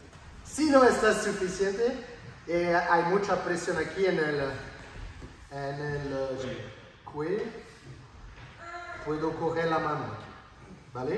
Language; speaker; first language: Spanish; non-native, learner; French